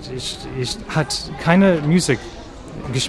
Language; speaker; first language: German; non-native, learner; English